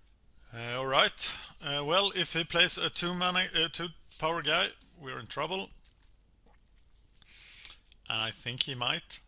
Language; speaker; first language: English; non-native, fluent; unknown